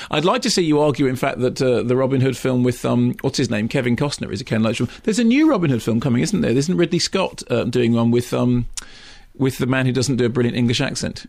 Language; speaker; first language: English; native; English